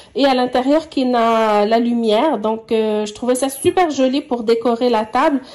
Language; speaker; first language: French; non-native, local second language; Arabic